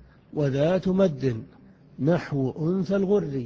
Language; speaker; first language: Arabic; native; Arabic